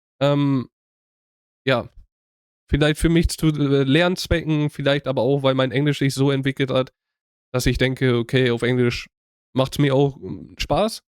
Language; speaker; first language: German; native; German